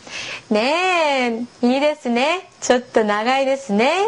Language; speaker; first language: Japanese; non-native, fluent; Korean